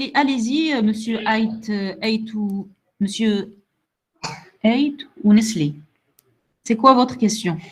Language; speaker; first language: French; non-native, local second language; Arabic